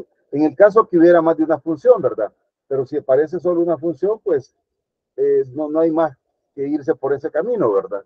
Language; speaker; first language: Spanish; native; Spanish